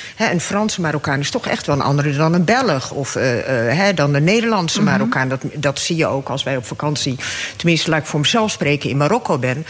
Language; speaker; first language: Dutch; early bilingual, other home language; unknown